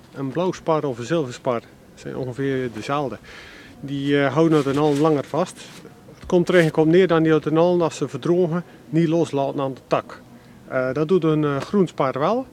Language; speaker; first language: Dutch; native; Dutch